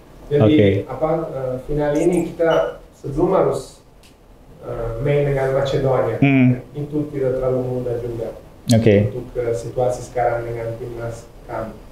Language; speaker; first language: Indonesian; non-native, fluent; Italian